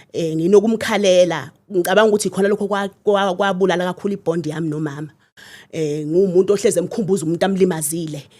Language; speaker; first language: Zulu; native; Zulu